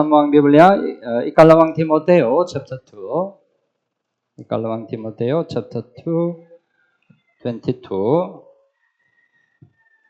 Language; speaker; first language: Filipino; non-native, learner; Korean